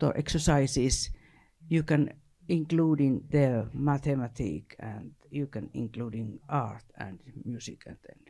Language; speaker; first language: English; non-native, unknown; Finnish